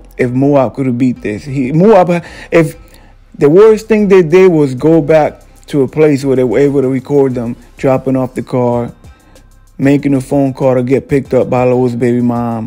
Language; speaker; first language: English; native; English